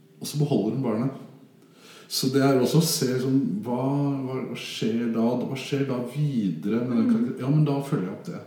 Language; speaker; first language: Norwegian; native; Norwegian